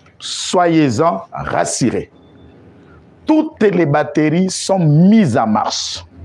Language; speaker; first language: French; non-native, local second language; Lingala